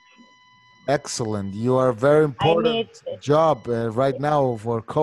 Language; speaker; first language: English; non-native, fluent; Spanish